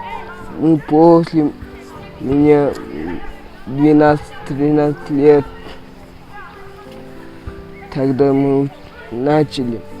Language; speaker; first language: Russian; non-native, local second language; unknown